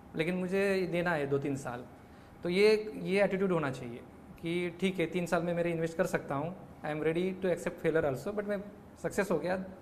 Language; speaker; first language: Hindi; non-native, local second language; Marathi